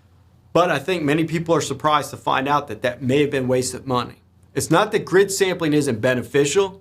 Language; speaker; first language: English; native; English